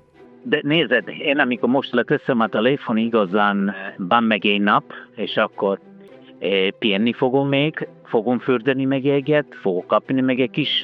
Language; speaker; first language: Hungarian; non-native, fluent; Italian